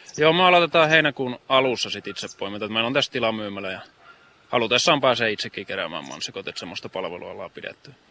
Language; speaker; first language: Finnish; native; Finnish